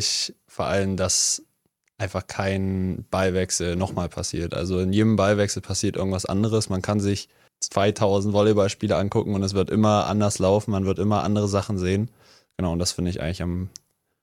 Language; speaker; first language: German; native; German